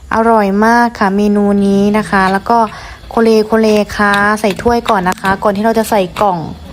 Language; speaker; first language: Thai; native; Thai